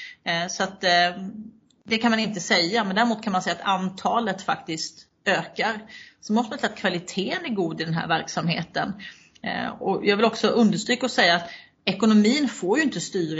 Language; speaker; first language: Swedish; native; Swedish